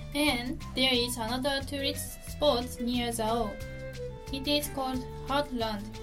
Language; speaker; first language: English; non-native, fluent; Japanese